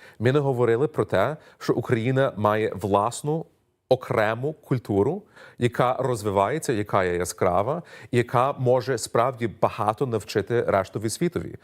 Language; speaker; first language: Ukrainian; early bilingual, heritage; Ukrainian